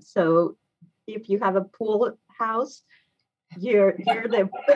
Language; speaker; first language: English; non-native, fluent; Spanish